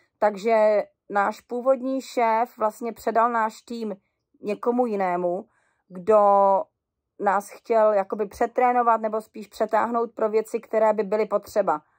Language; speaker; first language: Czech; native; Czech